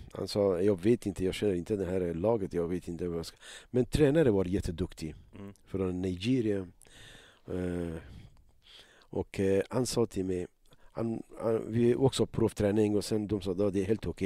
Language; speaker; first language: Swedish; non-native, learner; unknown